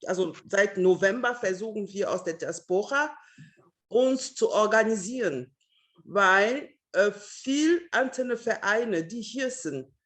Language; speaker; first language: German; non-native, fluent; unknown